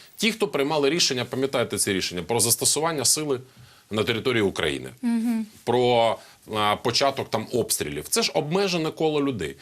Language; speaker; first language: Ukrainian; non-native, local second language; Russian